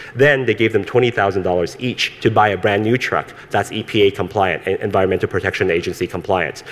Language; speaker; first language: English; early bilingual, other home language; Cantonese